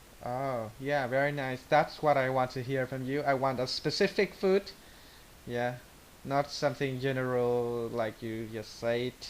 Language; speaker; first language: English; non-native, learner; Vietnamese